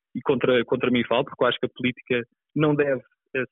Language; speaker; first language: Portuguese; native; Portuguese